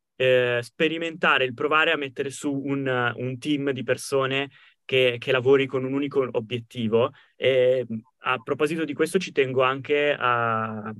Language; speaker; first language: Italian; native; Italian